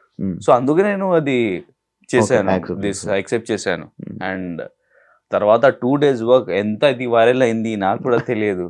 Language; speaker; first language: Telugu; non-native, learner; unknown